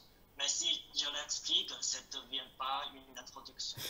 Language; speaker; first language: French; non-native, learner; Chinese